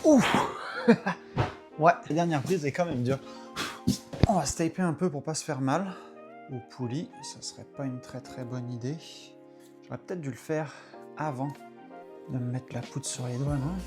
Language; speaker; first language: French; native; French